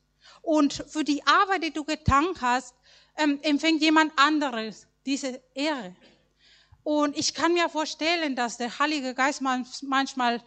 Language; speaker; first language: German; non-native, learner; Spanish